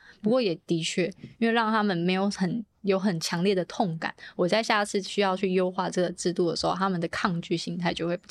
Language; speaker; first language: Chinese; native; Chinese